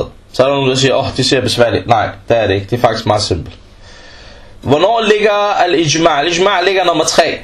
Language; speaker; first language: Danish; non-native, fluent; Arabic